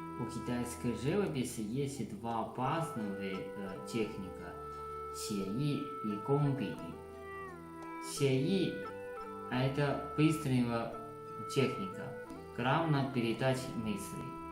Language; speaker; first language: Russian; non-native, learner; Chinese